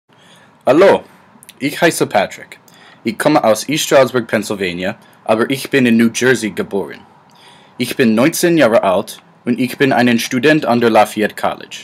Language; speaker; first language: German; non-native, learner; English